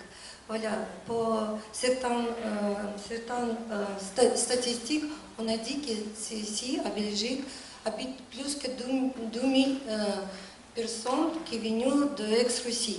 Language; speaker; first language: French; non-native, learner; Russian